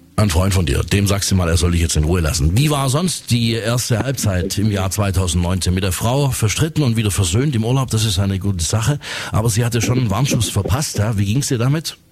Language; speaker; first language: German; native; German